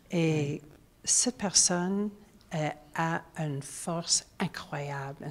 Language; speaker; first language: French; non-native, learner; English